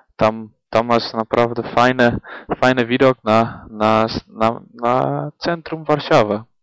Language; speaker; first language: Polish; non-native, learner; Dutch